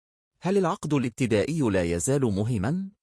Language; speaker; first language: Arabic; native; Arabic